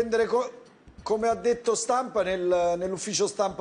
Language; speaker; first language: Italian; native; Italian